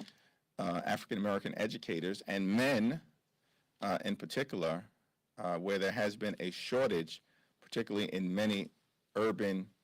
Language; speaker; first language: English; native; English